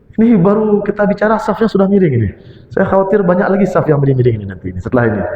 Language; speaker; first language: Malay; non-native, local second language; Achinese